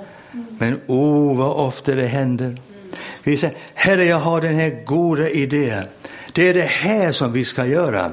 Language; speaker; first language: Swedish; non-native, fluent; English